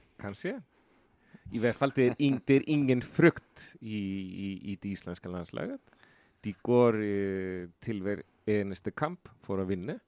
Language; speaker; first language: Norwegian; non-native, fluent; Icelandic